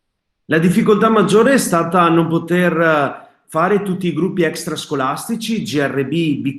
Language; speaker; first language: Italian; native; Italian